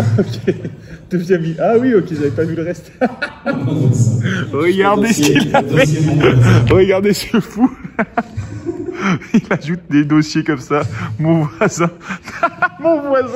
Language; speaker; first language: French; native; French